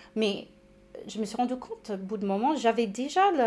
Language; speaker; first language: French; non-native, fluent; English